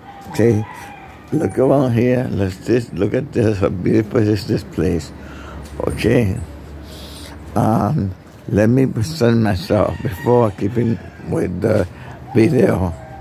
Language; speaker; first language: English; non-native, local second language; Spanish